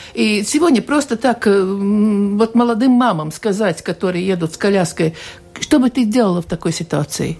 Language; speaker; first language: Russian; non-native, local second language; Latvian